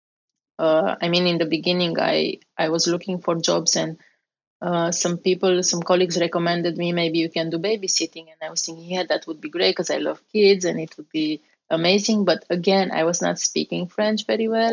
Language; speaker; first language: English; non-native, fluent; Romanian